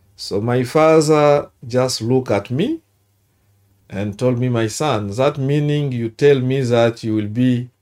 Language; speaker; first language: English; non-native, learner; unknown